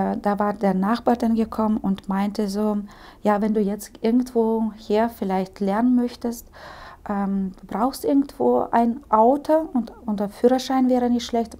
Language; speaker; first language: German; early bilingual, heritage; Russian